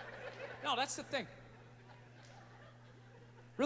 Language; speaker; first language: English; native; English